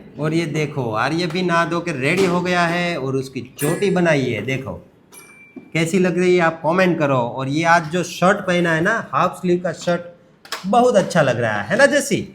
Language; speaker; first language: Hindi; non-native, local second language; Gujarati